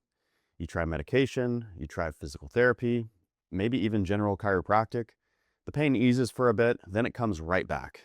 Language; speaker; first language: English; native; English